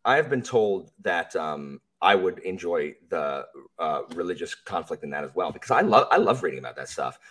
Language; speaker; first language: English; native; English